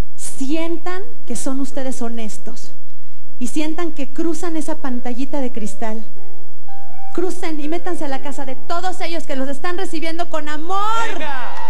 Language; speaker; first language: Spanish; native; Spanish